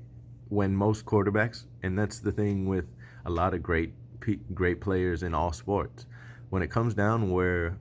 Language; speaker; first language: English; native; English